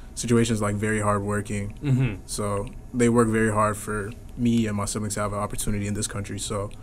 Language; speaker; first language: English; native; English